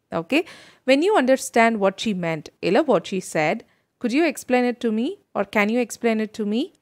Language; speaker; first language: English; non-native, local second language; Tamil